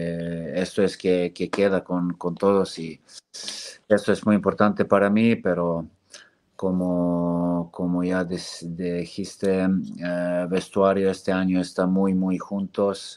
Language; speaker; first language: Spanish; non-native, fluent; Serbian